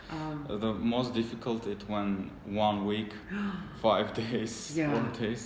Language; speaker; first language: English; non-native, learner; Armenian